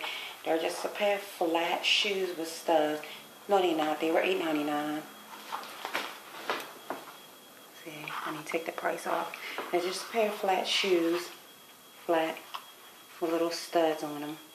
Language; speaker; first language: English; native; English